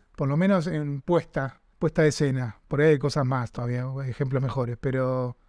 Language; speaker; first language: Spanish; native; Spanish